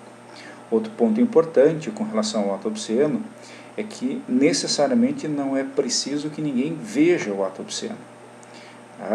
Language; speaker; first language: Portuguese; native; Portuguese